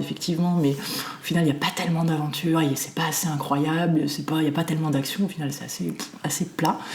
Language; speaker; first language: French; native; French